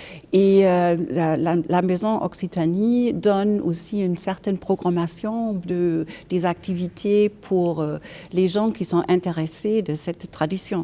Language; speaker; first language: French; non-native, fluent; German